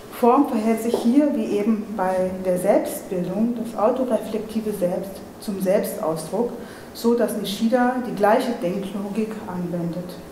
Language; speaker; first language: German; native; German